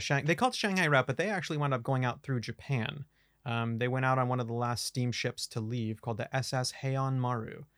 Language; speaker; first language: English; native; English